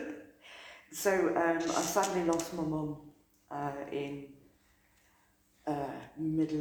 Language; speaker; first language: English; native; English